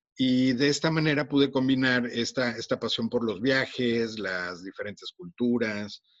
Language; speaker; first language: Spanish; native; Spanish